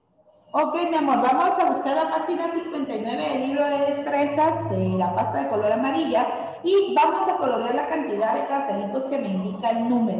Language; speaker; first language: Spanish; native; Spanish